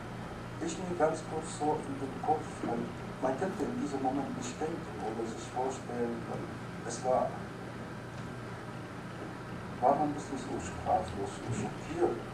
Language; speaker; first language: German; non-native, fluent; Arabic